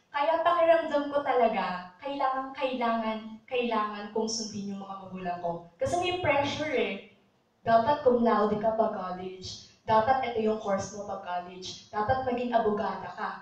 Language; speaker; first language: Filipino; native; Filipino